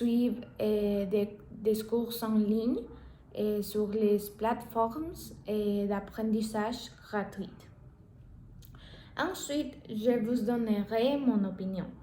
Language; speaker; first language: French; non-native, learner; Spanish